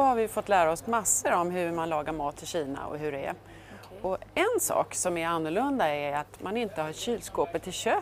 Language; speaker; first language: Swedish; native; Swedish